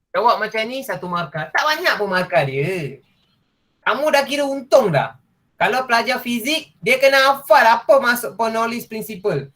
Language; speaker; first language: Malay; non-native, local second language; Tamil